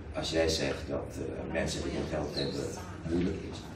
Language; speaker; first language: Dutch; non-native, learner; Indonesian